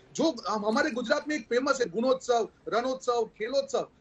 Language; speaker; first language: Hindi; non-native, local second language; Gujarati